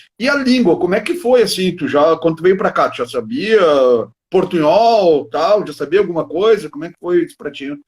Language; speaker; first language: Portuguese; native; Portuguese